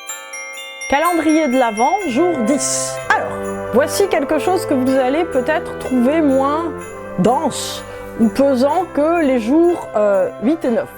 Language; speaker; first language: French; native; French